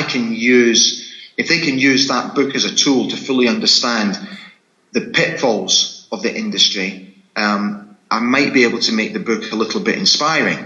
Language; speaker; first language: English; native; English